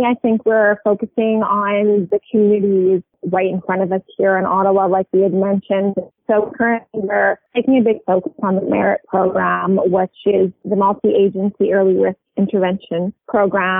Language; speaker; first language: English; native; English